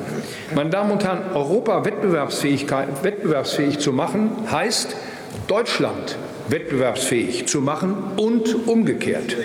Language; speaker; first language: German; native; German